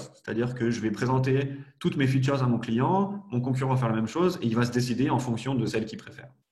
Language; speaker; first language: French; native; French